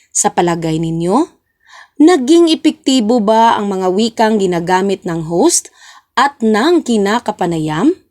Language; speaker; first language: Filipino; non-native, local second language; Cebuano